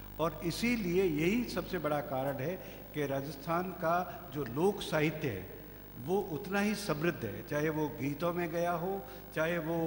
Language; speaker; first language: Hindi; native; Hindi